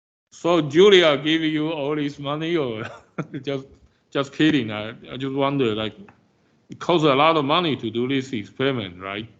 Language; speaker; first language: English; non-native, fluent; Chinese